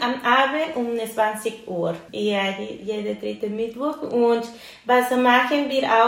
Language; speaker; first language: German; non-native, learner; Spanish